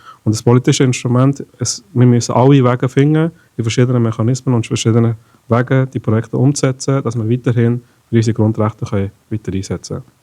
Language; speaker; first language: German; non-native, local second language; Tamil